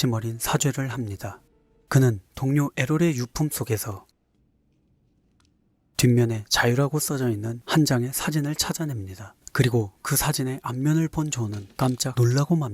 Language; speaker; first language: Korean; native; Korean